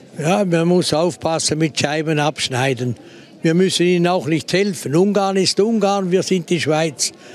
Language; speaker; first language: German; native; German